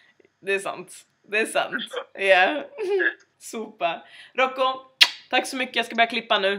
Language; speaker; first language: Swedish; native; Swedish